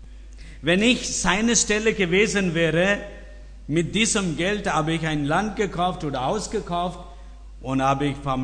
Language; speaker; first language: German; non-native, learner; Tamil